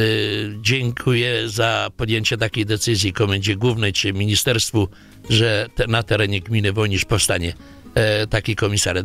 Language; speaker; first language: Polish; native; Polish